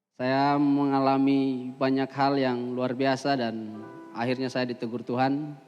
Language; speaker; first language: Indonesian; native; Indonesian